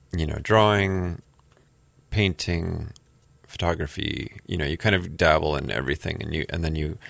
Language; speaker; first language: English; native; English